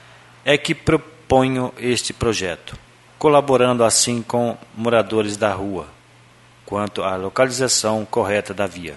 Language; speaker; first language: Portuguese; native; Portuguese